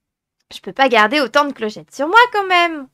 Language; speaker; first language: French; native; French